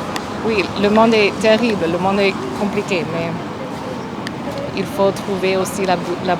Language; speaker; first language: French; non-native, fluent; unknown